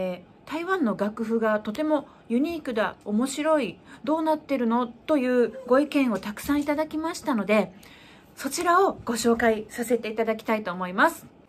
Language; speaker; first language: Japanese; native; Japanese